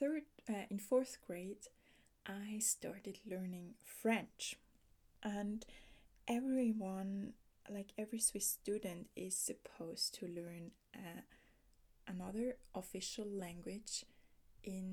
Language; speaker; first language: English; non-native, fluent; German